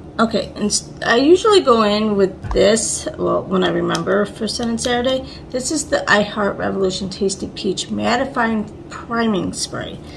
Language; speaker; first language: English; native; English